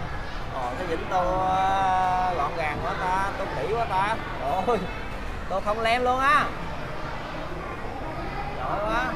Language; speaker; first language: Vietnamese; native; Vietnamese